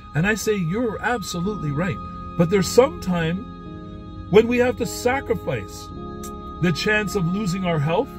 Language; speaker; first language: English; native; English